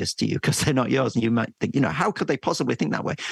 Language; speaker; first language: English; native; English